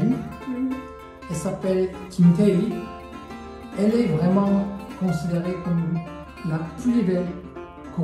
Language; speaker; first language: French; non-native, fluent; Korean